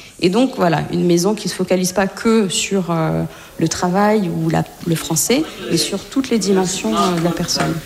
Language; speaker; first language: French; native; French